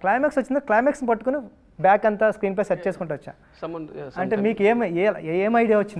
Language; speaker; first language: Telugu; native; Telugu